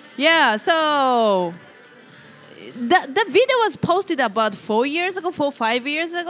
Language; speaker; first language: English; non-native, fluent; Japanese